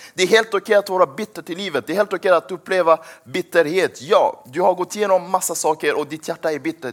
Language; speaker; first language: Swedish; early bilingual, other home language; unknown